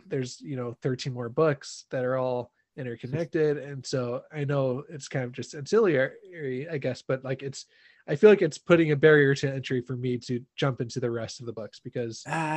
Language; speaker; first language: English; native; English